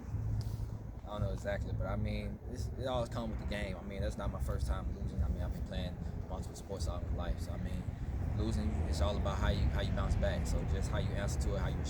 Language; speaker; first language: English; native; English